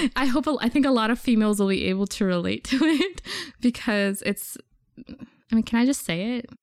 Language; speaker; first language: English; early bilingual, other home language; Urdu